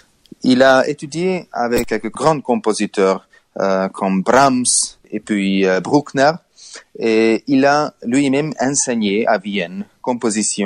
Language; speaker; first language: French; non-native, learner; Hungarian